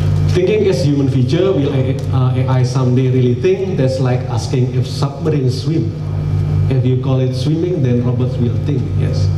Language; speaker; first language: English; non-native, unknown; Indonesian